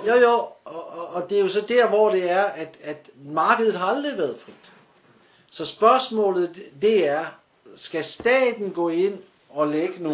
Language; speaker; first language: Danish; native; Danish